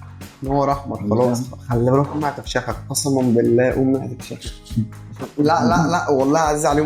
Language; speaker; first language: Arabic; native; Arabic